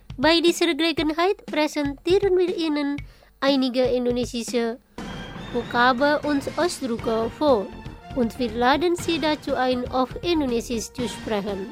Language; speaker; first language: German; non-native, learner; Indonesian